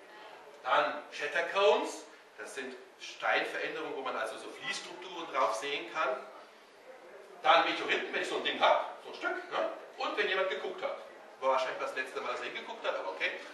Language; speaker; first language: German; native; German